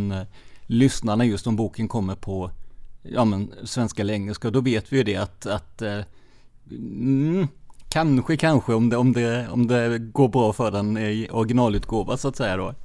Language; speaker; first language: Swedish; native; Swedish